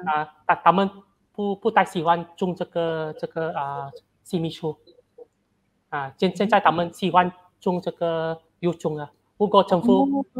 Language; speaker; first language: Chinese; non-native, learner; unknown